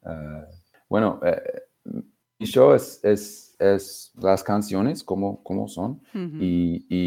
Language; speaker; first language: Spanish; non-native, fluent; English